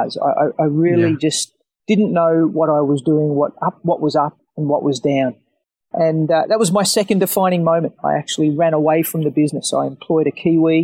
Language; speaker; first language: English; native; English